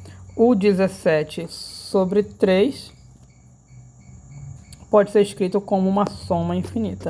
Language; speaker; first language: Portuguese; native; Portuguese